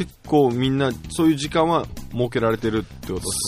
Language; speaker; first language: Japanese; native; Japanese